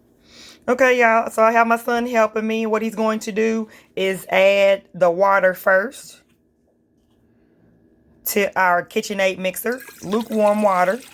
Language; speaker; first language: English; native; English